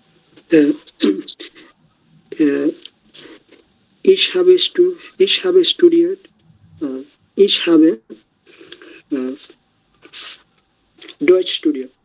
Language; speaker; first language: German; non-native, learner; Bangla